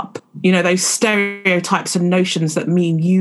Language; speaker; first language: English; native; English